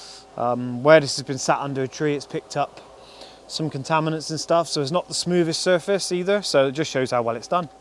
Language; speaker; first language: English; native; English